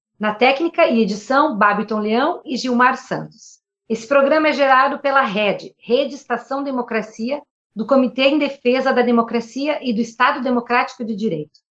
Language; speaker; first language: Portuguese; native; Portuguese